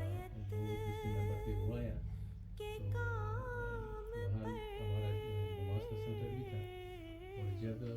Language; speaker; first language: Hindi; non-native, fluent; Pashto